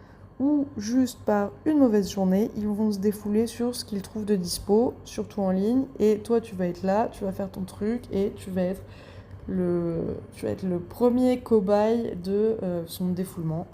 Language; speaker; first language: French; native; French